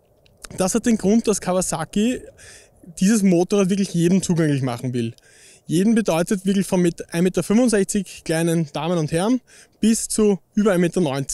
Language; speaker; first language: German; native; German